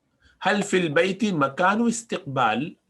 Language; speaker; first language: Arabic; non-native, fluent; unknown